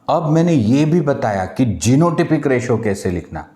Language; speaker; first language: Hindi; non-native, local second language; Marathi